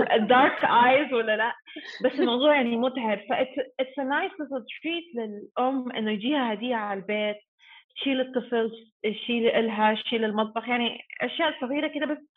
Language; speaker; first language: Arabic; non-native, fluent; English